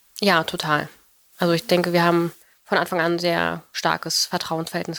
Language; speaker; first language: German; native; German